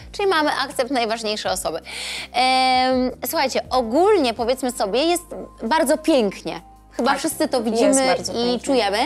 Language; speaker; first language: Polish; native; Polish